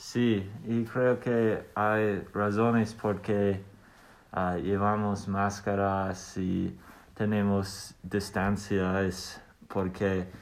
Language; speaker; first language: Spanish; non-native, learner; English